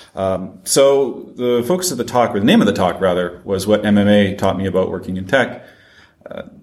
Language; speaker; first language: English; non-native, fluent; French